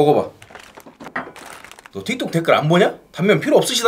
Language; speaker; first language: Korean; native; Korean